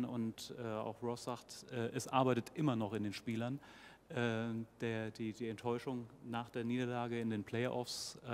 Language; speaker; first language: German; native; German